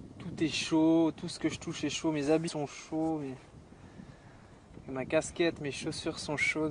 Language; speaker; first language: French; native; French